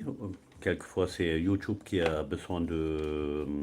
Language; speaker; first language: French; non-native, fluent; German